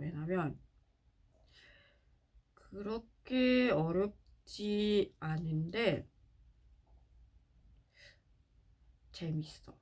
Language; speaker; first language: Korean; non-native, learner; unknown